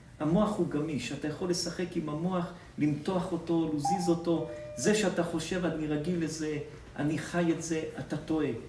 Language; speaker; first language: Hebrew; native; Hebrew